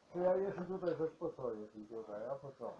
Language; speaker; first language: Polish; non-native, learner; Slovenian